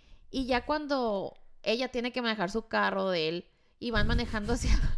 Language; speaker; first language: Spanish; early bilingual, heritage; Spanish